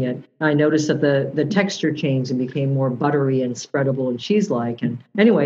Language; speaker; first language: English; early bilingual, other home language; Japanese